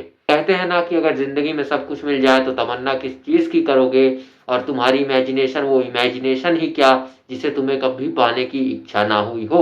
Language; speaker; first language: Hindi; native; Hindi